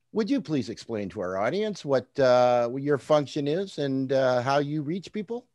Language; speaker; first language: English; native; English